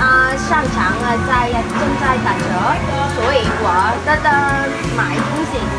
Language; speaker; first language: Chinese; non-native, learner; Vietnamese